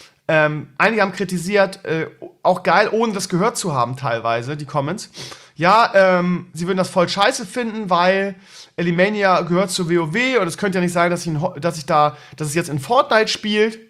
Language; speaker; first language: German; native; German